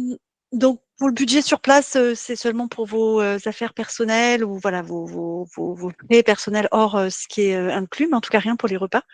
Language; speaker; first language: French; native; French